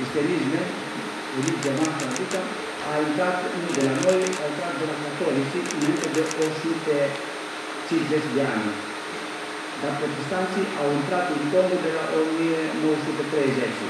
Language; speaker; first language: Romanian; non-native, learner; Greek